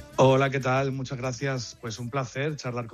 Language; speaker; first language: Spanish; native; Spanish